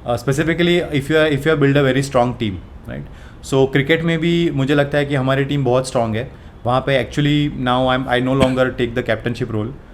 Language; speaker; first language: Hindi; non-native, local second language; Gujarati